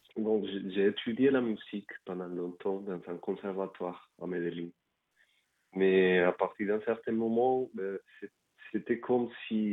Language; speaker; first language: French; non-native, fluent; Spanish